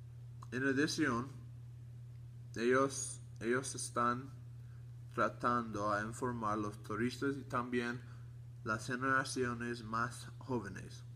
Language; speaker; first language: Spanish; non-native, learner; English